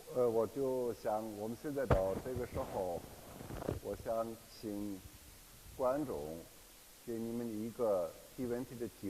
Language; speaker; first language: Chinese; non-native, fluent; German